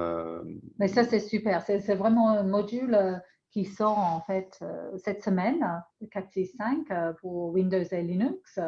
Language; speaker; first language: French; non-native, fluent; English